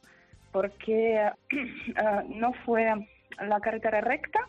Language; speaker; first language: Spanish; non-native, fluent; Ukrainian